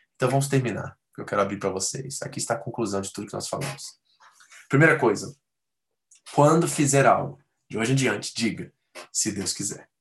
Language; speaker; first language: Portuguese; native; Portuguese